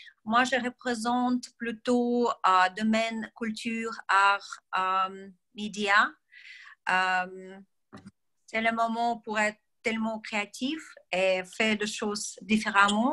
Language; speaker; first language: French; non-native, learner; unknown